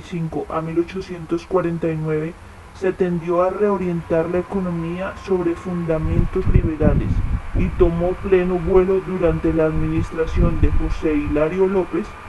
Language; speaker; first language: Spanish; native; Spanish